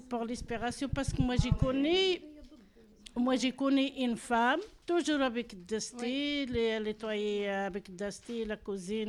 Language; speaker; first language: French; non-native, learner; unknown